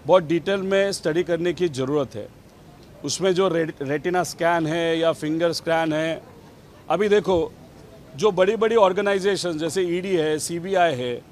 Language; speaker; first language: Hindi; non-native, local second language; Marathi